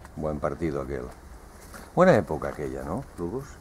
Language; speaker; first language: Spanish; native; Spanish